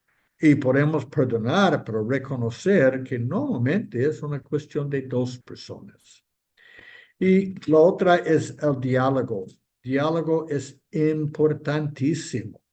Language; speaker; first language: Spanish; non-native, fluent; English